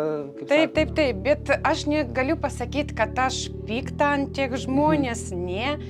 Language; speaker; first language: Lithuanian; non-native, learner; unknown